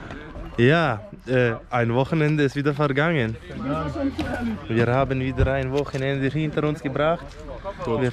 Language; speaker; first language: German; native; German